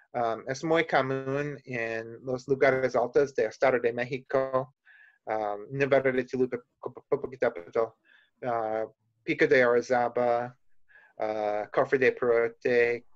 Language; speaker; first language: Spanish; non-native, learner; English